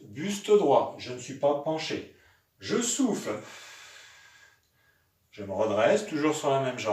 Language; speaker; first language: French; native; French